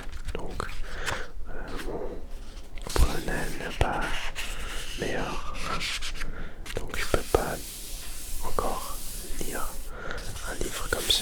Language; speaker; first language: French; non-native, learner; Dutch